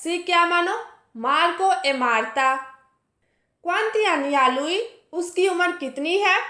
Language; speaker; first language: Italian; non-native, fluent; Urdu